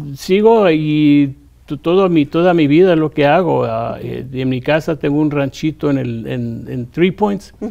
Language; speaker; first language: Spanish; native; Spanish